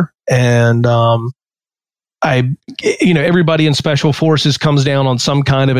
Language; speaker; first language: English; native; English